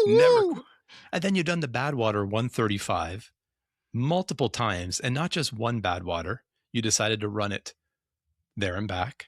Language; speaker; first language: English; native; English